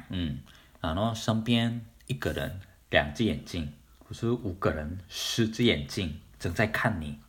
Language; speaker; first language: Chinese; non-native, fluent; Korean